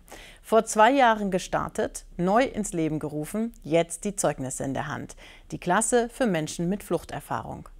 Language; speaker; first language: German; native; German